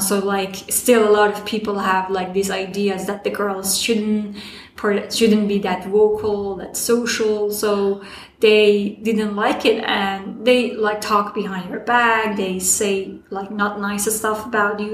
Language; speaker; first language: English; non-native, fluent; Persian